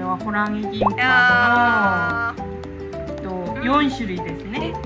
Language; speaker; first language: Japanese; non-native, fluent; Korean